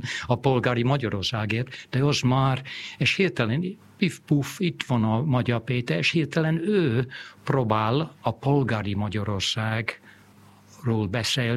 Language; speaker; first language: Hungarian; non-native, fluent; English